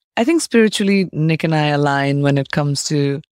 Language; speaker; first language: English; non-native, local second language; Hindi